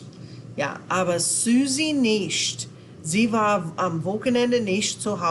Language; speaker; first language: German; non-native, fluent; English